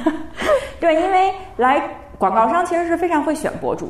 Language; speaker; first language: Chinese; native; Chinese